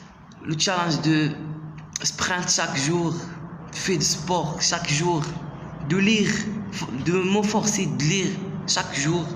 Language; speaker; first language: French; non-native, local second language; Arabic